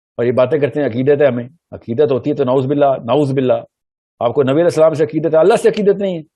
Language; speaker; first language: Urdu; early bilingual, heritage; Urdu